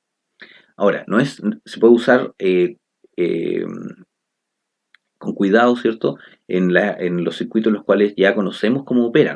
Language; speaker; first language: Spanish; native; Spanish